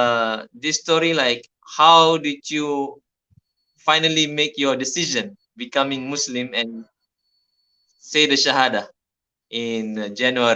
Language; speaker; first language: English; non-native, fluent; Malay